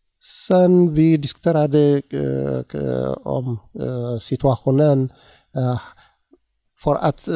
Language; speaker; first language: Swedish; non-native, learner; Tigrinya